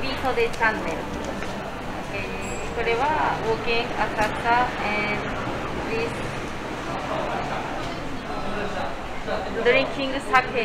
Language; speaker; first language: Japanese; native; Japanese